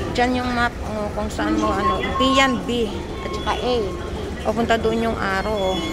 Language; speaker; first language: Filipino; native; Filipino